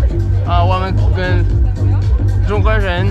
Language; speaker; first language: Chinese; non-native, fluent; Russian